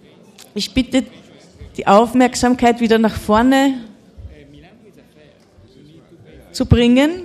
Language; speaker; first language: German; native; German